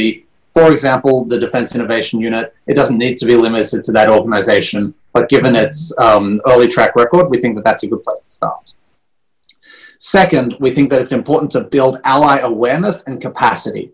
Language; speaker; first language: English; native; English